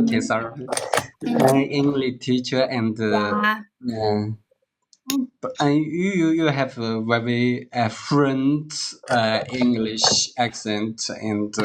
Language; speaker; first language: English; non-native, learner; Chinese